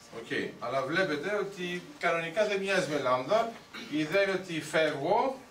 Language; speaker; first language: Greek; early bilingual, heritage; Greek